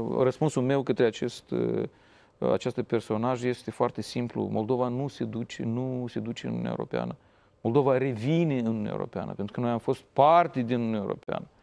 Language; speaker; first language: Romanian; native; Romanian